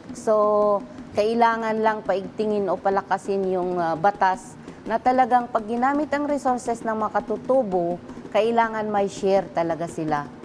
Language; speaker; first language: Filipino; non-native, local second language; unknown